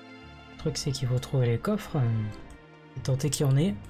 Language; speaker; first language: French; native; French